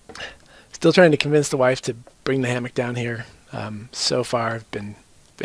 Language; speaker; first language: English; native; English